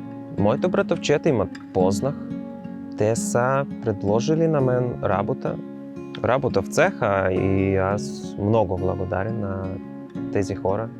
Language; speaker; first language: Bulgarian; non-native, learner; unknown